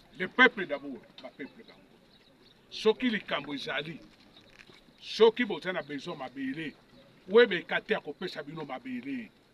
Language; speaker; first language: Lingala; non-native, local second language; Kongo